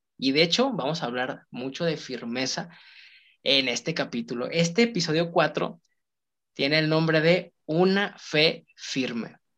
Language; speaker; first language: Spanish; native; Spanish